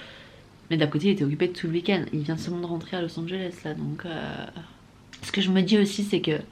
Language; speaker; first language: French; native; French